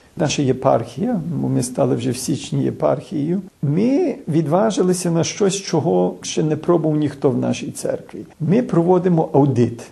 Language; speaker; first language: Ukrainian; early bilingual, heritage; Ukrainian